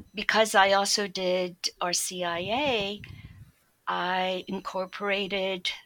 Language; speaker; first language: English; early bilingual, other home language; Polish